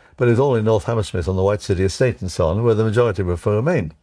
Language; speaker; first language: English; early bilingual, other home language; Czech